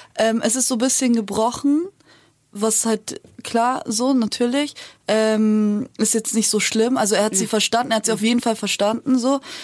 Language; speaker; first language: German; early bilingual, other home language; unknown